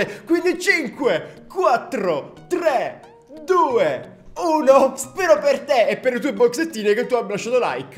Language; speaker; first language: Italian; native; Italian